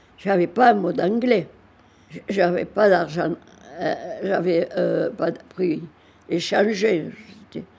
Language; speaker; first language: French; native; French